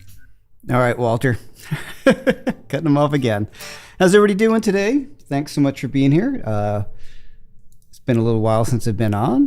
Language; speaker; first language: English; native; English